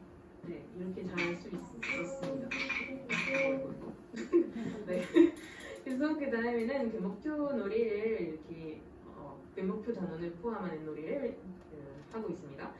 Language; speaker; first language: Korean; non-native, fluent; French